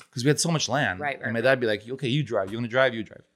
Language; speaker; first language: English; non-native, fluent; Italian